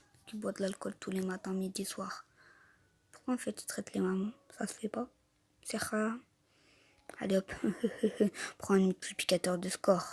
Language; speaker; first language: French; native; French